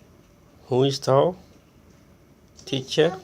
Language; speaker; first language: English; non-native, learner; Thai